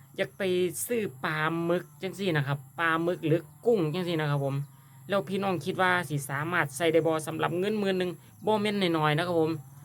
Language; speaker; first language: Thai; native; Thai